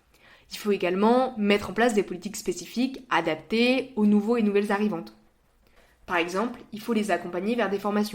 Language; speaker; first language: French; native; French